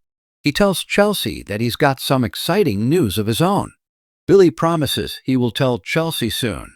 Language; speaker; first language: English; native; English